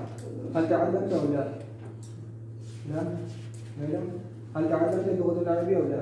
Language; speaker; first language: Arabic; non-native, fluent; Urdu